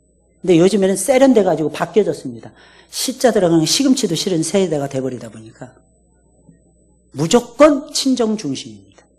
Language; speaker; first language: Korean; native; Korean